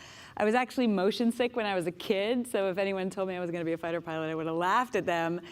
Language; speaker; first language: English; native; English